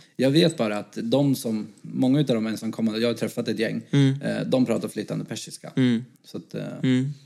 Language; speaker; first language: Swedish; native; Swedish